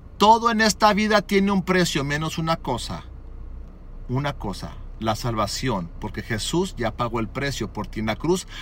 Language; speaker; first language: Spanish; early bilingual, other home language; English